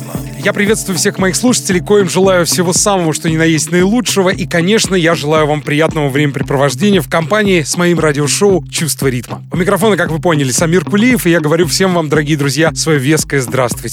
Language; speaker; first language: Russian; native; Russian